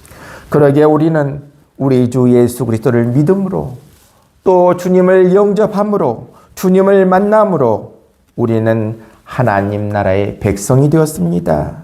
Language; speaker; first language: Korean; native; Korean